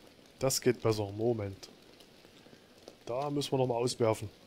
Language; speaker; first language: German; native; German